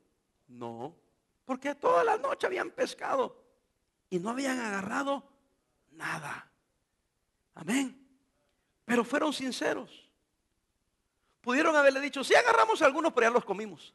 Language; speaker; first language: Spanish; native; Spanish